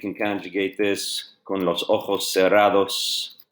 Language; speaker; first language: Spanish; non-native, fluent; English